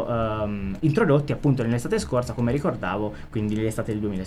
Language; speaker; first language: Italian; native; Italian